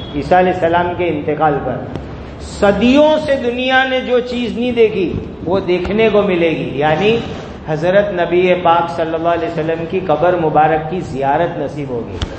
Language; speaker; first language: Urdu; non-native, local second language; Gujarati